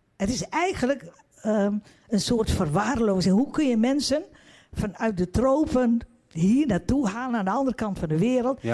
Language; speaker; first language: Dutch; early bilingual, other home language; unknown